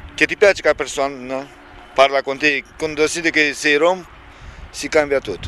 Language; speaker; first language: Italian; non-native, learner; Romanian